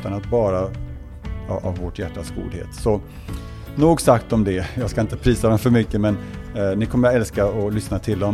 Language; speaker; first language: Swedish; native; Swedish